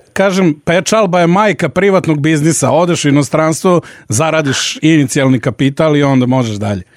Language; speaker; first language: Serbian; native; Serbian